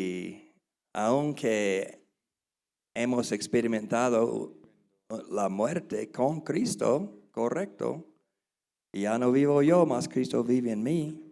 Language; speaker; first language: Spanish; non-native, learner; English